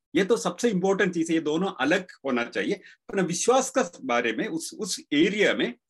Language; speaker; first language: Hindi; non-native, local second language; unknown